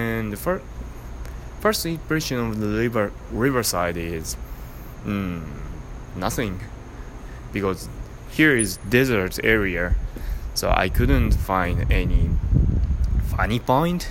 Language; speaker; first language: English; non-native, learner; Japanese